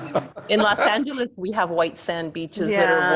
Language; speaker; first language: English; native; English